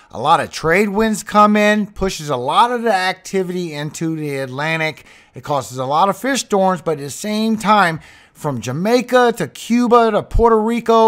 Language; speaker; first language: English; native; English